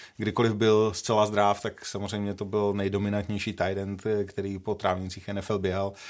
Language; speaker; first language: Czech; native; Czech